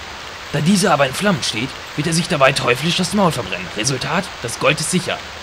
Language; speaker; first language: German; native; German